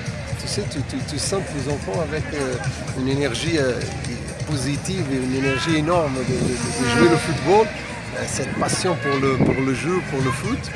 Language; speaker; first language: French; non-native, fluent; Portuguese